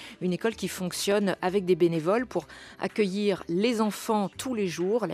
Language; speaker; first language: French; native; French